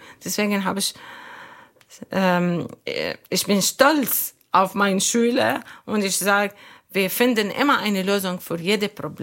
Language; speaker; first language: German; non-native, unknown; Arabic